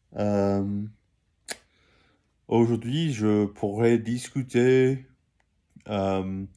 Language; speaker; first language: French; non-native, learner; English